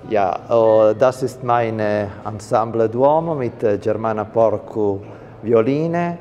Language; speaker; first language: German; non-native, learner; Italian